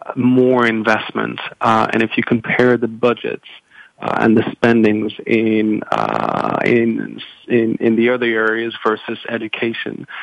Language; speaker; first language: English; non-native, fluent; French